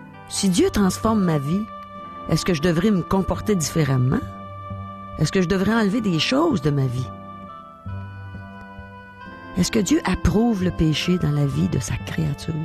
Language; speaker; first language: French; native; French